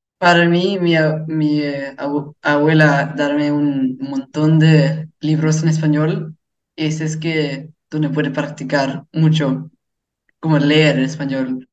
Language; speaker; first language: Spanish; early bilingual, heritage; English